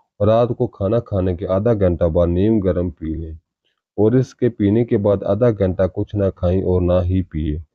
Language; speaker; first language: Urdu; native; Urdu